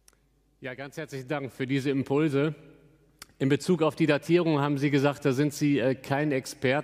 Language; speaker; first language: German; native; German